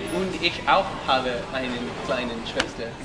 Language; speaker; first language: German; non-native, learner; English